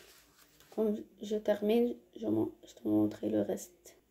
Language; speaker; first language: French; non-native, learner; Arabic